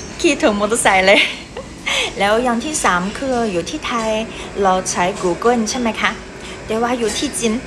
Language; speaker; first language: Thai; non-native, fluent; Chinese